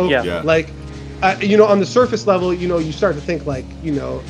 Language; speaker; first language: English; native; English